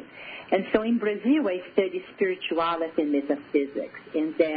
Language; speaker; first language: English; non-native, fluent; Portuguese